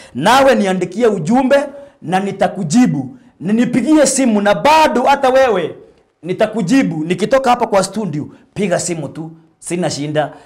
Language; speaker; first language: Swahili; non-native, local second language; Meru